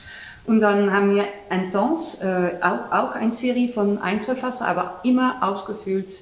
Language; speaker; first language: German; non-native, learner; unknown